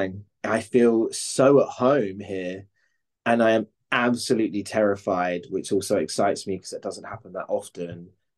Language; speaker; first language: English; native; English